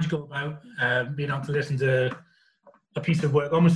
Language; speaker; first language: English; native; English